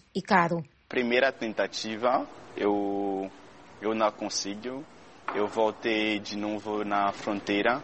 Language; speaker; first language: Portuguese; non-native, learner; Haitian Creole